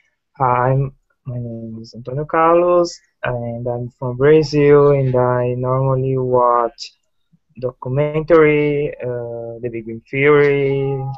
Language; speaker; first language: English; non-native, learner; Portuguese